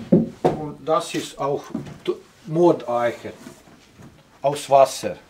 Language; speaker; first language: German; non-native, learner; Croatian